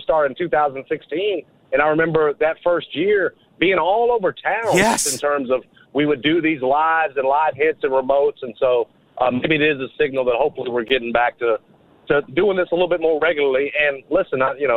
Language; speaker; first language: English; native; English